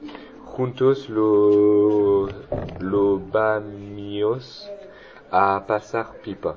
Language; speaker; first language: Spanish; non-native, learner; French